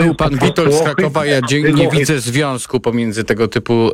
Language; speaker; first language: Polish; native; Polish